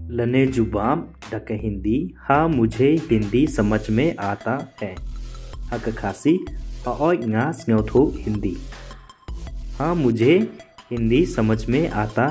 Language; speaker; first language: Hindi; non-native, local second language; Khasi